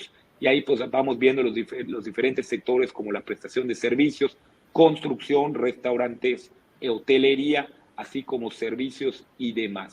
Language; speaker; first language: Spanish; native; Spanish